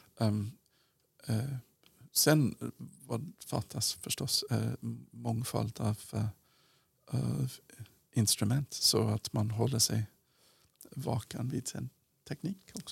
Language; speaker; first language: Swedish; non-native, fluent; English